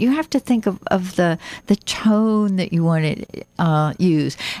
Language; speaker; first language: English; native; English